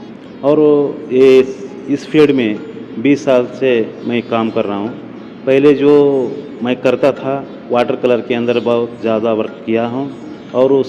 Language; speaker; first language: Hindi; non-native, local second language; Kannada